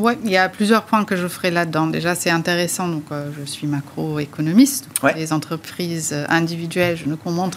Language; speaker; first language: French; native; French